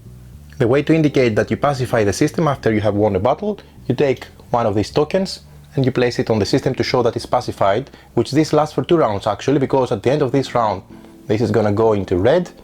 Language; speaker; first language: English; non-native, fluent; Greek